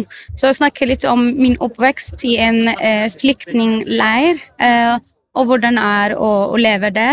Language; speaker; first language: Norwegian; non-native, fluent; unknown